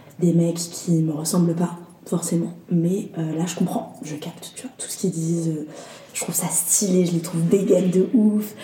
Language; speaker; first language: French; early bilingual, other home language; Arabic